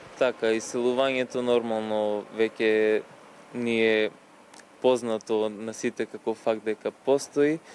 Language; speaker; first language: Macedonian; native; Macedonian